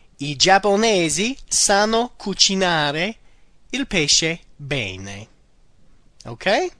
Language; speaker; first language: Italian; non-native, fluent; English